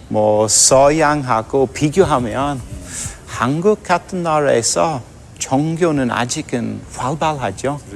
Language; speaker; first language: Korean; non-native, fluent; English